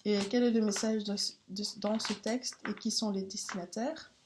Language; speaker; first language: French; non-native, learner; Danish